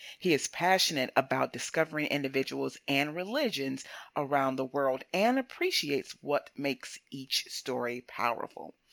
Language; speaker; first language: English; native; English